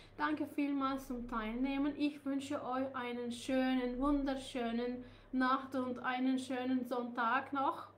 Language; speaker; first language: German; non-native, learner; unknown